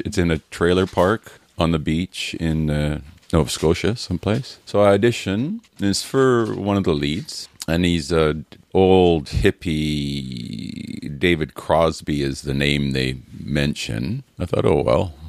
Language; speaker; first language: English; native; English